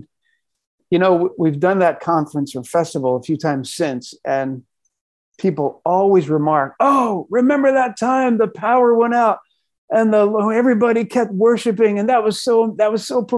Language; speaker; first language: English; native; English